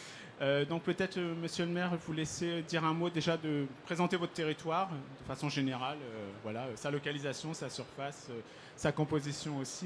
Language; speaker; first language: French; native; French